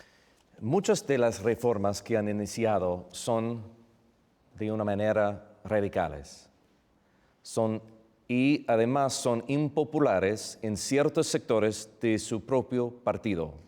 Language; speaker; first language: Spanish; non-native, fluent; English